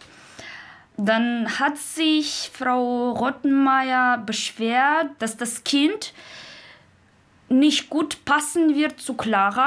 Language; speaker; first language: German; non-native, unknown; Uzbek